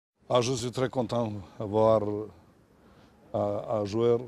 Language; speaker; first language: French; non-native, fluent; Serbian